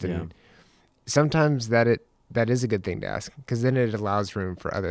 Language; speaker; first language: English; native; English